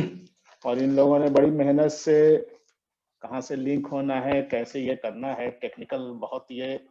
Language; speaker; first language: Urdu; native; Urdu